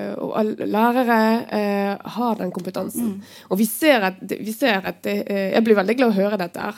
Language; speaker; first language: Norwegian; non-native, fluent; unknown